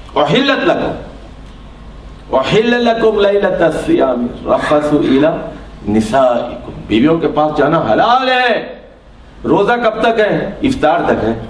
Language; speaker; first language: Urdu; native; Urdu